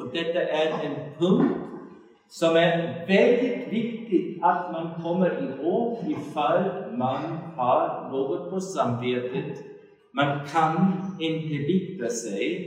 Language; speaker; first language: Swedish; non-native, fluent; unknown